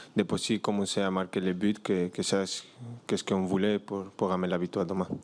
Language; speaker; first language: French; non-native, learner; Spanish